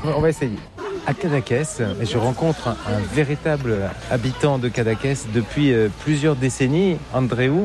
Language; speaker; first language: French; native; French